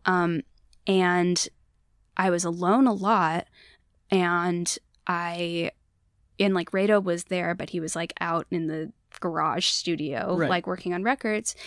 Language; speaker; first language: English; native; English